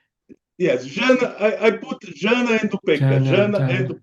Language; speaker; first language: English; non-native, learner; Portuguese